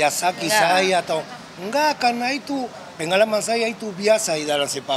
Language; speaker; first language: Indonesian; non-native, fluent; Spanish